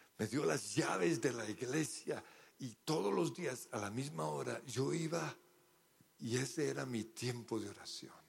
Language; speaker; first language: Spanish; early bilingual, other home language; English